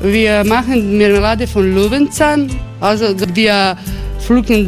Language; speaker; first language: German; non-native, learner; Croatian